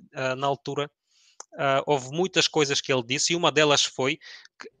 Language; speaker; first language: Portuguese; early bilingual, other home language; Ukrainian